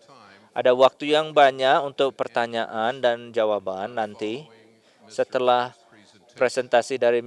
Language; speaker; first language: Indonesian; non-native, fluent; English